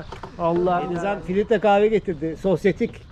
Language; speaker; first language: Turkish; native; Turkish